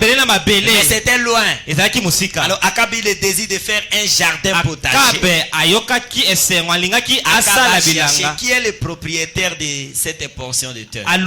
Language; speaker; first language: Haitian Creole; non-native, local second language; Lingala